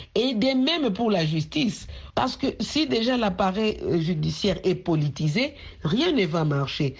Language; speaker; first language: French; non-native, local second language; Swahili